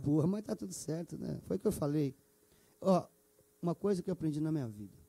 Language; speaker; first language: Portuguese; native; Portuguese